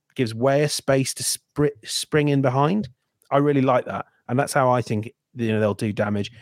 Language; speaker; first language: English; native; English